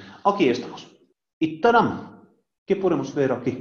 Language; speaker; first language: Spanish; non-native, learner; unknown